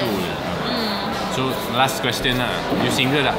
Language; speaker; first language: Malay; non-native, local second language; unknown